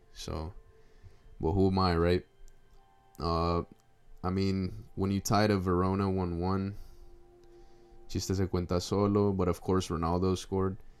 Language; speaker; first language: English; early bilingual, other home language; Spanish